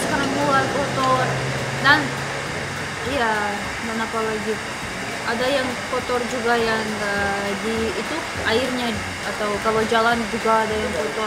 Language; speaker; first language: Indonesian; non-native, learner; Russian